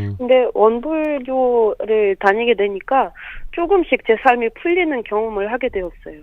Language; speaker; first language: Korean; non-native, fluent; Russian